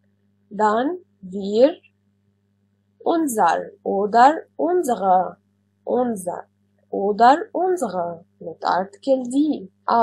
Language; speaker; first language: German; non-native, fluent; Arabic